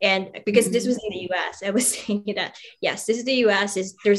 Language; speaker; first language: English; non-native, local second language; Cebuano